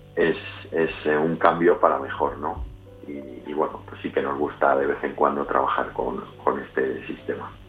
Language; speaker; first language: Spanish; native; Spanish